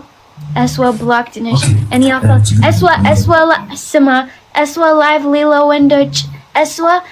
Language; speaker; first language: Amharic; early bilingual, heritage; Amharic